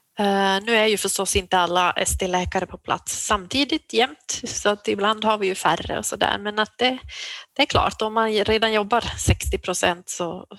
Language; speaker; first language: Swedish; native; Swedish